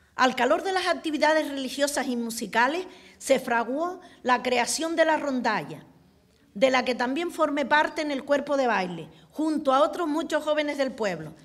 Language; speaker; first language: Spanish; native; Spanish